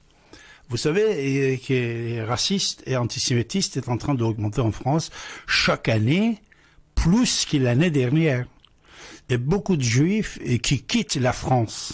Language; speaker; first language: French; non-native, fluent; Persian